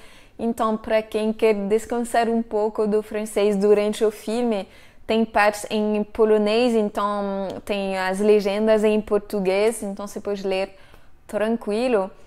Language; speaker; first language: Portuguese; non-native, fluent; French